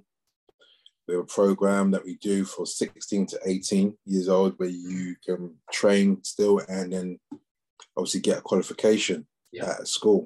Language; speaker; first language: English; native; English